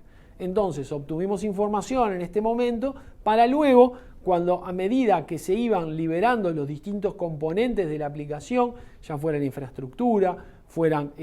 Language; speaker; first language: Spanish; native; Spanish